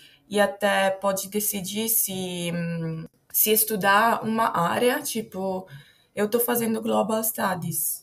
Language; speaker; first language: Portuguese; non-native, fluent; Italian